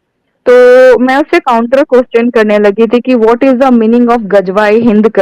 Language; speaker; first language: Hindi; native; Hindi